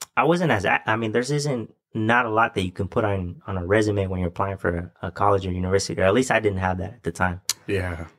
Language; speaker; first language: English; native; English